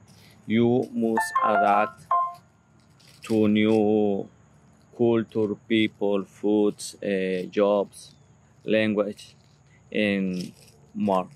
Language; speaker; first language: English; non-native, learner; Spanish